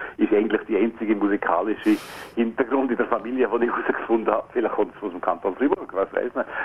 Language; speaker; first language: German; native; German